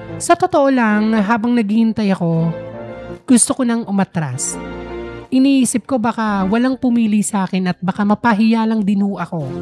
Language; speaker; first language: Filipino; non-native, local second language; Waray